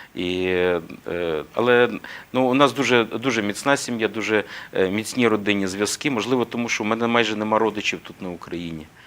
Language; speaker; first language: Ukrainian; native; Ukrainian